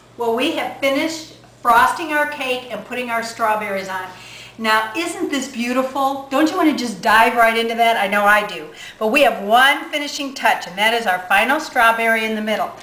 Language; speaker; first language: English; native; English